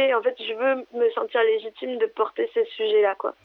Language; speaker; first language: French; native; French